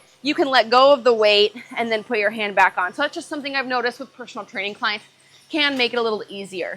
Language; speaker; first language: English; native; English